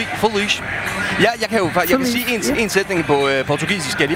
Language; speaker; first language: Danish; native; Danish